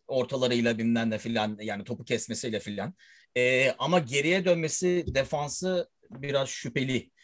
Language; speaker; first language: Turkish; early bilingual, heritage; Turkish